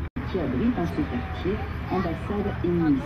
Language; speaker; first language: French; native; French